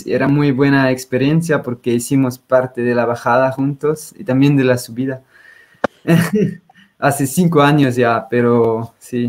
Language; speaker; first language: Spanish; non-native, fluent; Swiss German